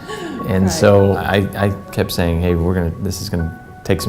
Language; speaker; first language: English; native; English